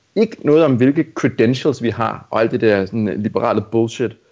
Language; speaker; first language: Danish; native; Danish